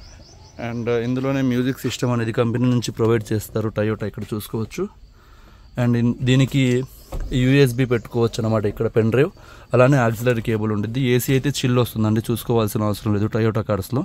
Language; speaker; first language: Telugu; native; Telugu